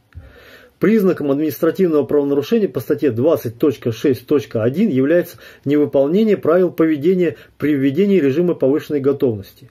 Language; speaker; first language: Russian; native; Russian